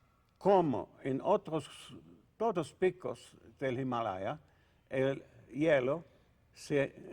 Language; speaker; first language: Spanish; non-native, learner; Italian